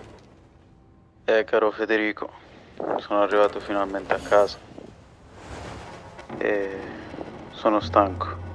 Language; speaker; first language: Italian; early bilingual, other home language; Arabic